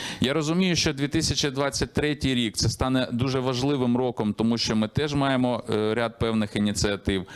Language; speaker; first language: Ukrainian; native; Ukrainian